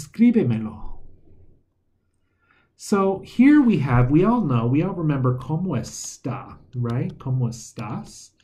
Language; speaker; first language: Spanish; non-native, fluent; English